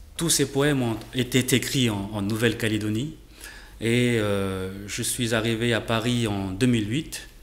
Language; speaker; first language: French; native; French